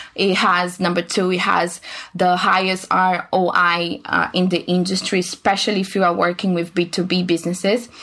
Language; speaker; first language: English; non-native, fluent; Portuguese